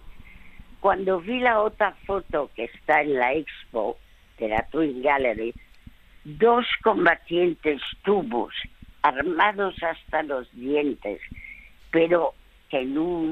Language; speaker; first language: Spanish; early bilingual, other home language; French